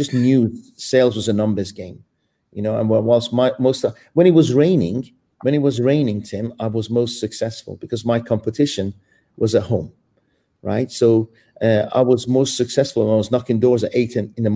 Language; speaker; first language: English; non-native, fluent; Persian